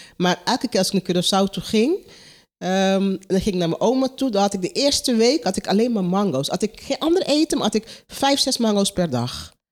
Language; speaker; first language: Dutch; non-native, local second language; Papiamento